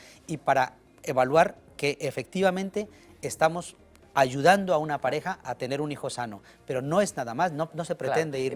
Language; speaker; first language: Spanish; native; Spanish